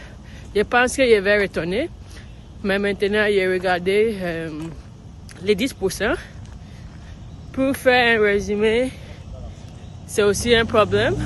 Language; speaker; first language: French; non-native, learner; English